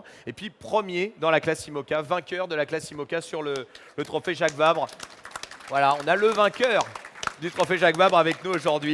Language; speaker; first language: French; native; French